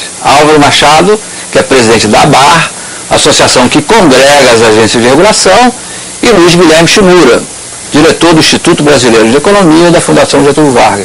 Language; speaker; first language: Portuguese; native; Portuguese